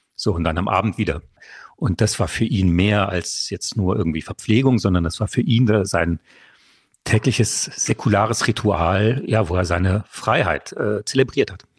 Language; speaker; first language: German; early bilingual, other home language; French